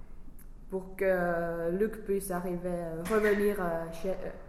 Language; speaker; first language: French; non-native, fluent; English